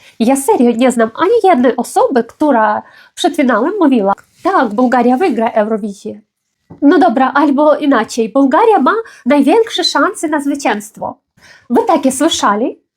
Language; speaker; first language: Polish; non-native, fluent; Ukrainian